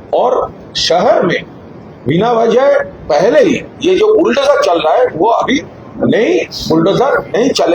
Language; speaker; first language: Hindi; non-native, local second language; Bangla